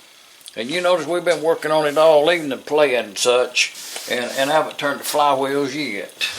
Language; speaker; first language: English; native; English